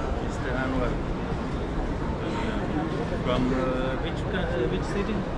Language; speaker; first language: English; non-native, fluent; Pashto